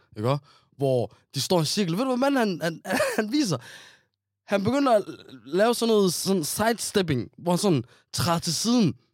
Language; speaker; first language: Danish; non-native, fluent; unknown